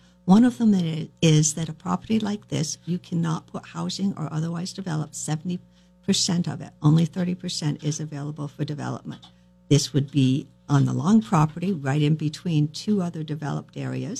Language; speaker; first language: English; native; English